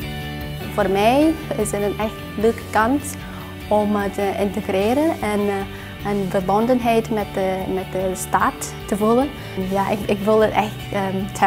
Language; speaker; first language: Dutch; non-native, learner; Vietnamese